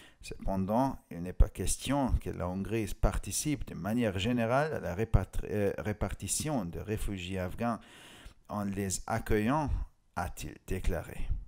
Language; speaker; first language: French; non-native, fluent; Hungarian